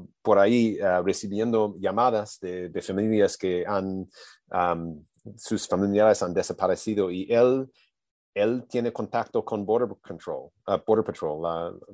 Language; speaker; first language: Spanish; non-native, learner; English